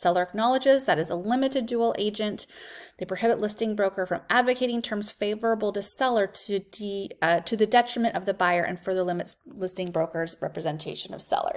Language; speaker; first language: English; native; English